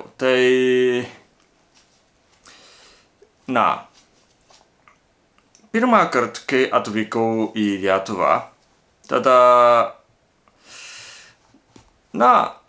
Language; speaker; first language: Lithuanian; non-native, learner; Japanese